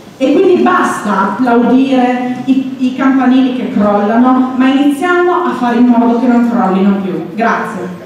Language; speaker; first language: Italian; native; Italian